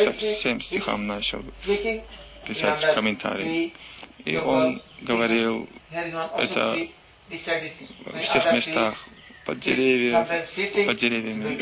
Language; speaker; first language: Russian; non-native, learner; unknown